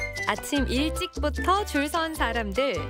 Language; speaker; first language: Korean; native; Korean